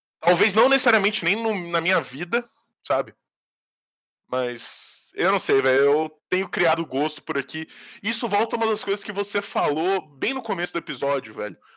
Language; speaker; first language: Portuguese; native; Portuguese